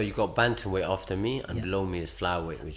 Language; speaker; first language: English; early bilingual, other home language; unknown